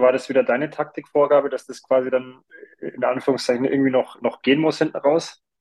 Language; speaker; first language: German; native; German